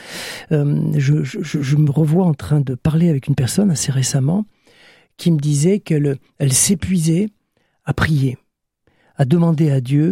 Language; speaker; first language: French; native; French